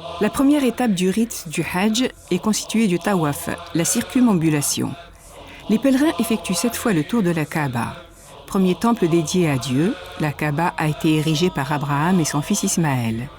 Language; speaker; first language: French; native; French